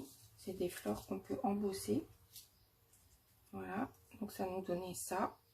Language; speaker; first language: French; native; French